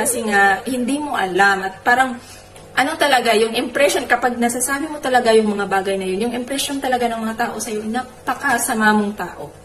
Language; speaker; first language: Filipino; non-native, local second language; Cebuano